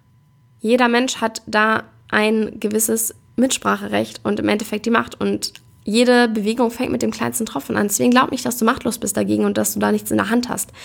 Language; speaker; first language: German; native; German